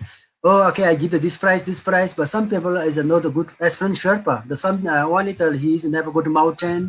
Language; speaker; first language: English; non-native, learner; Nepali